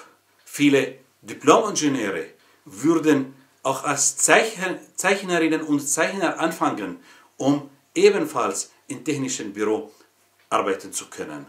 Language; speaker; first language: German; non-native, fluent; Arabic